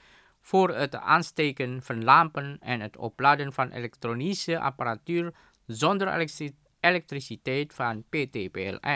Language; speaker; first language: Dutch; non-native, fluent; Indonesian